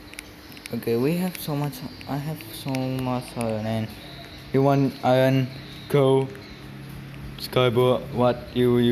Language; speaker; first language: English; non-native, learner; Indonesian